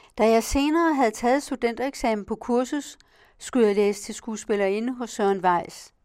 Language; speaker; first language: Danish; native; Danish